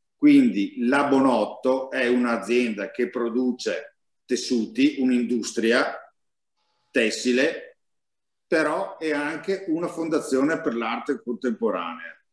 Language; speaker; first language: Italian; native; Italian